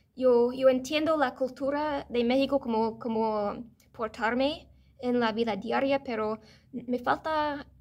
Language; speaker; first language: Spanish; non-native, fluent; English